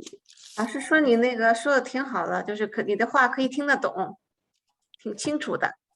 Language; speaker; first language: Chinese; native; Chinese